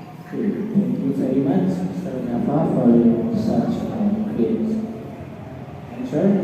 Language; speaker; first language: English; non-native, learner; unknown